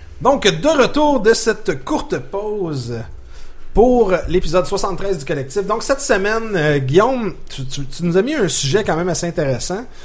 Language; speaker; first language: French; native; French